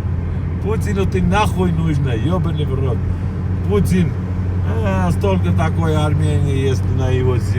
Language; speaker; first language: Russian; non-native, learner; Armenian